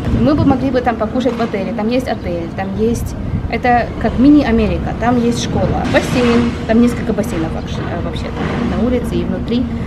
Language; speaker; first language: Russian; early bilingual, heritage; Russian